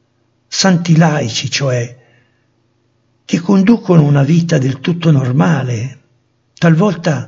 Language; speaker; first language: Italian; native; Italian